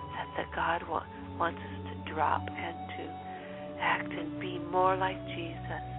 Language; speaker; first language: English; native; English